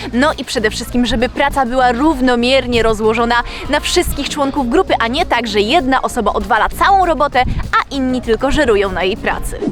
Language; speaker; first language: Polish; native; Polish